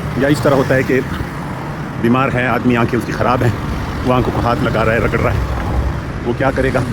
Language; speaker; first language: Urdu; non-native, local second language; Pashto